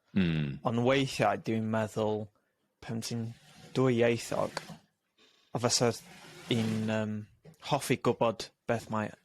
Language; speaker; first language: Welsh; non-native, local second language; English